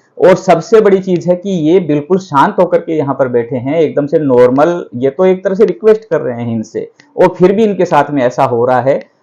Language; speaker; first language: Hindi; native; Hindi